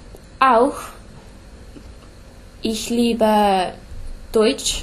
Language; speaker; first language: German; non-native, learner; English